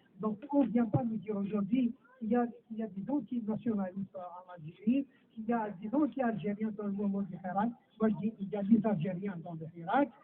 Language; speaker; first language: French; non-native, local second language; Kabyle